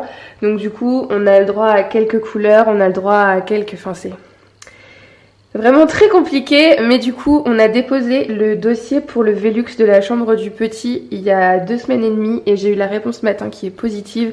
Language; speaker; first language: French; native; French